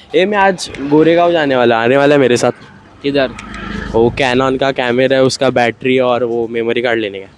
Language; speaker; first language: Hindi; non-native, local second language; Marathi